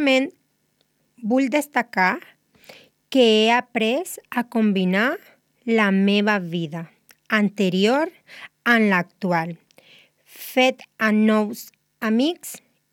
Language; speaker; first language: Catalan; non-native, learner; Spanish